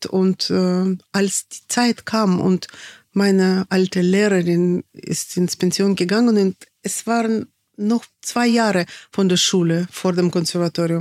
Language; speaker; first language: German; non-native, fluent; Russian